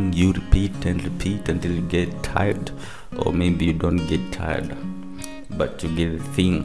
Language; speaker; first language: English; non-native, local second language; Swahili